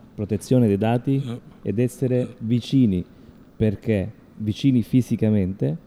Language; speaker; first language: Italian; native; Italian